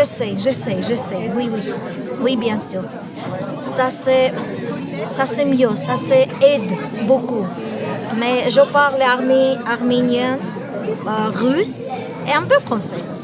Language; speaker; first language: French; non-native, learner; Armenian